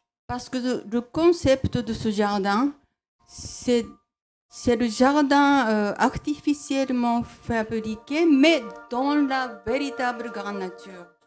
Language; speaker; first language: French; non-native, fluent; Japanese